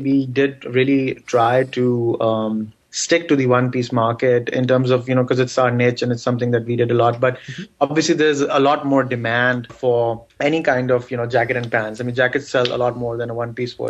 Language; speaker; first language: English; non-native, local second language; Urdu